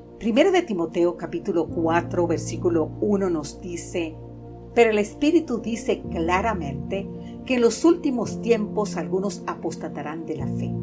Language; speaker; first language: Spanish; native; Spanish